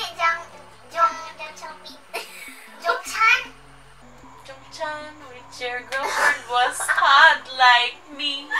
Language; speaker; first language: English; non-native, local second language; Cebuano